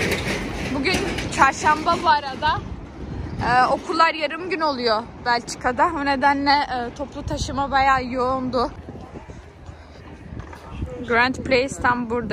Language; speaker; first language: Turkish; early bilingual, heritage; Turkish